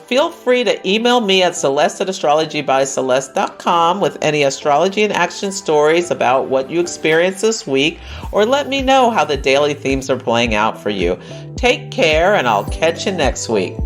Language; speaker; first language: English; native; English